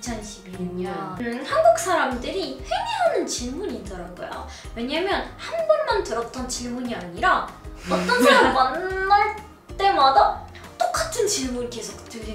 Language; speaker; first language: Korean; non-native, fluent; Arabic